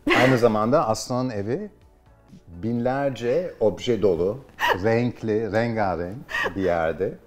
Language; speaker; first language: Turkish; early bilingual, heritage; Turkish